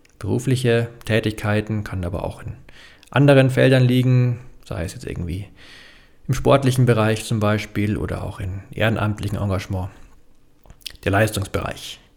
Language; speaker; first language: German; native; German